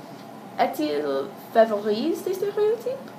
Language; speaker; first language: French; non-native, learner; English